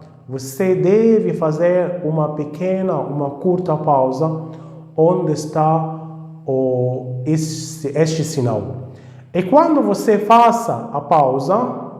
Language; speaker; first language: Portuguese; non-native, fluent; Arabic